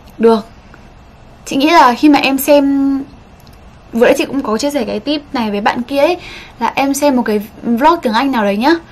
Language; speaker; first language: Vietnamese; native; Vietnamese